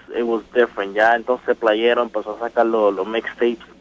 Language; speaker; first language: Spanish; early bilingual, heritage; Spanish